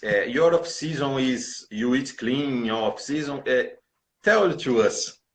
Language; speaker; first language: English; non-native, learner; Portuguese